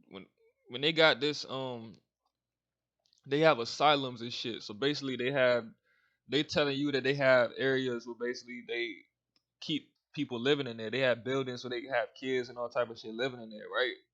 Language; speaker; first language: English; native; English